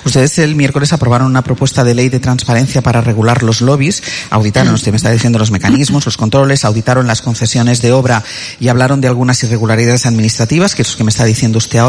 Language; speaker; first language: Spanish; native; Spanish